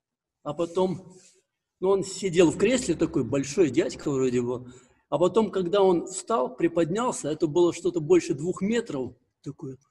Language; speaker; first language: Russian; native; Russian